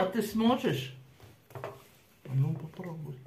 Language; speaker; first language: Russian; native; Russian